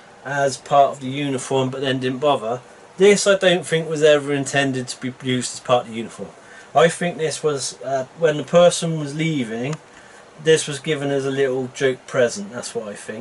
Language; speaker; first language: English; native; English